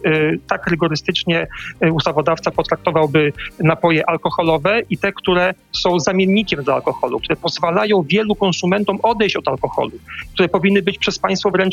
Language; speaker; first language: Polish; native; Polish